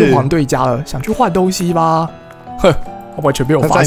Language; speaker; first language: Chinese; native; Chinese